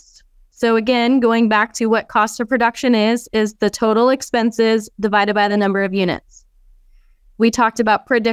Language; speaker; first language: English; native; English